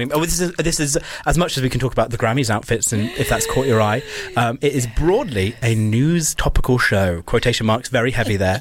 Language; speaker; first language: English; native; English